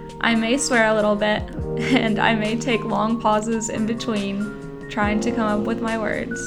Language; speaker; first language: English; native; English